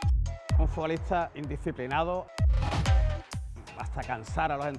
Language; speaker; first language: Spanish; native; Spanish